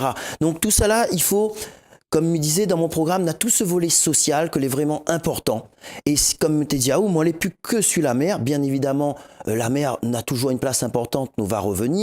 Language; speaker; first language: French; non-native, local second language; Réunion Creole French